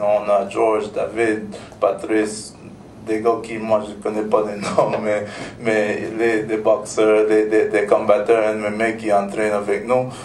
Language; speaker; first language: French; non-native, local second language; English